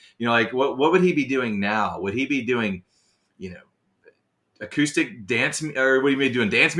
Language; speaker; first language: English; native; English